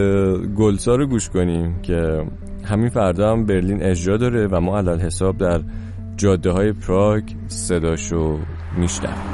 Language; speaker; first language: Persian; native; Persian